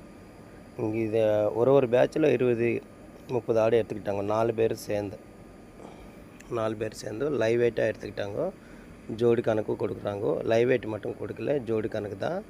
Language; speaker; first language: Tamil; native; Tamil